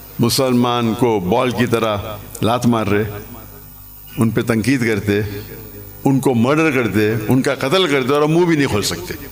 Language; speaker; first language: Urdu; non-native, local second language; English